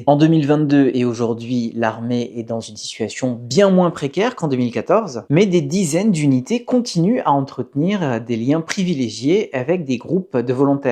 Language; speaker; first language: French; native; French